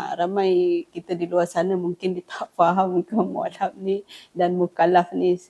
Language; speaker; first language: Malay; non-native, local second language; Iban